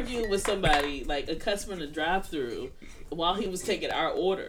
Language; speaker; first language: English; native; English